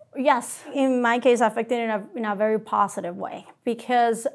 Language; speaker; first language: English; non-native, fluent; Spanish